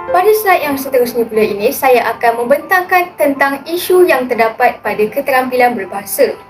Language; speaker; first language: Malay; native; Malay